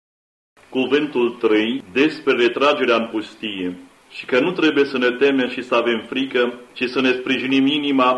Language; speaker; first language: Romanian; native; Romanian